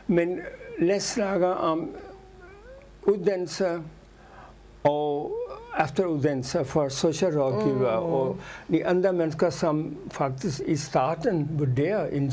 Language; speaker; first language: Danish; non-native, fluent; Urdu